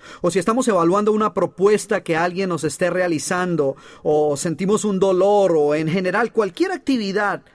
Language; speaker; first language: Spanish; native; Spanish